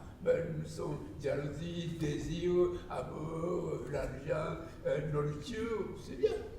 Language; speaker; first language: French; non-native, learner; Japanese